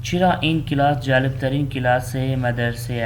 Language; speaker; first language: Persian; non-native, fluent; Urdu